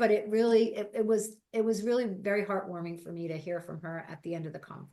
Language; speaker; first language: English; native; English